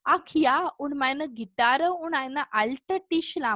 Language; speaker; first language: German; non-native, fluent; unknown